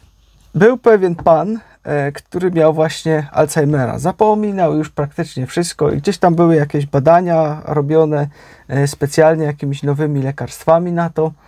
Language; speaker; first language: Polish; native; Polish